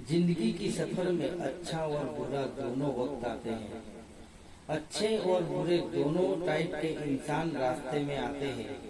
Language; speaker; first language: Hindi; non-native, local second language; Gujarati